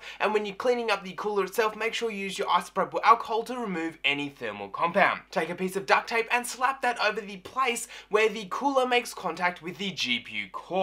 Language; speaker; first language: English; native; English